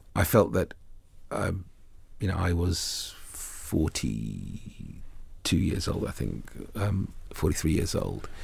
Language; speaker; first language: English; early bilingual, other home language; Arabic